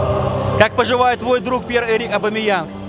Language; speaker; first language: Russian; native; Russian